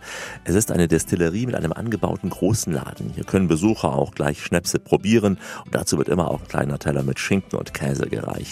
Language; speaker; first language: German; native; German